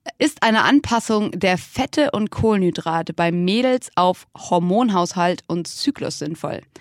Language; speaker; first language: German; native; German